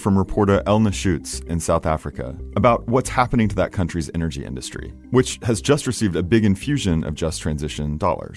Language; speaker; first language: English; native; English